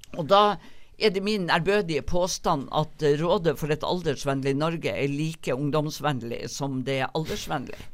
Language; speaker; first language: Norwegian; native; Norwegian